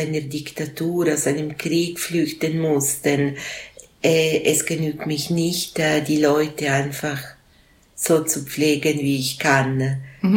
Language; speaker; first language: German; non-native, local second language; Italian